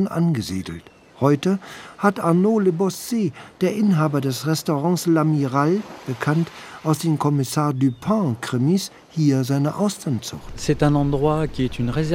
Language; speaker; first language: German; native; German